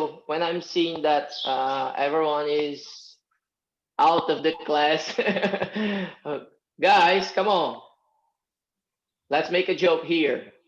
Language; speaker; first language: English; non-native, fluent; Portuguese